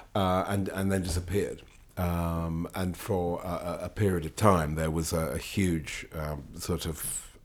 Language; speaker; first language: English; native; English